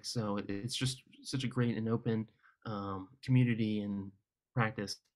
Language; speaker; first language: English; native; English